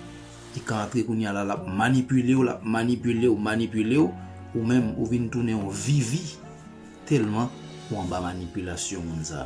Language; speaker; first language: French; non-native, local second language; Haitian Creole